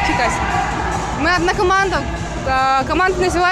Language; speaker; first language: Russian; non-native, fluent; Mongolian